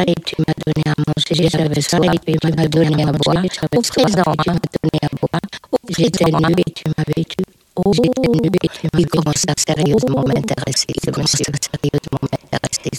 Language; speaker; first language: French; non-native, fluent; Hungarian